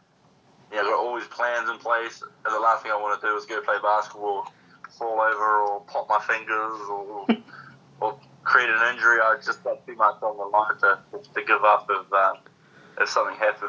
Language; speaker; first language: English; native; English